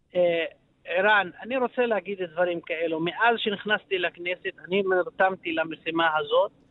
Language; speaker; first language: Hebrew; non-native, local second language; Arabic